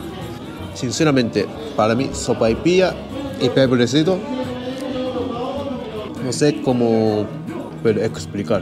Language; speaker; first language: Spanish; non-native, learner; Japanese